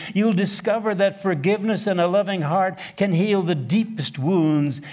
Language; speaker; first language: English; non-native, fluent; Plautdietsch